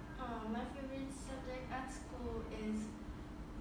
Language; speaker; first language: English; non-native, learner; Vietnamese